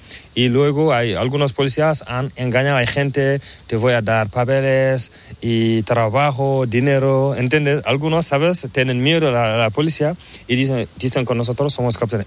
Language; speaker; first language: Spanish; non-native, learner; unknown